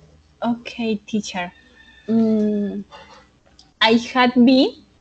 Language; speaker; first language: English; non-native, learner; Spanish